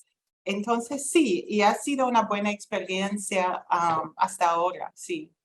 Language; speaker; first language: Spanish; non-native, fluent; English